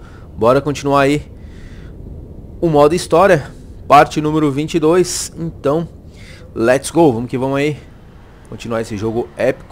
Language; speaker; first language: Portuguese; native; Portuguese